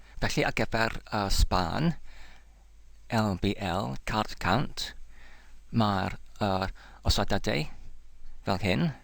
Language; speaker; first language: Welsh; non-native, learner; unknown